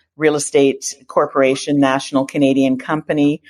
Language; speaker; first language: English; native; English